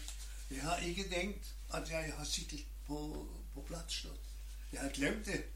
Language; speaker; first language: Norwegian; non-native, learner; German